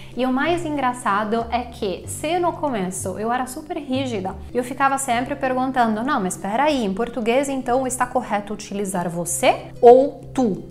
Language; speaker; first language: Portuguese; non-native, fluent; Italian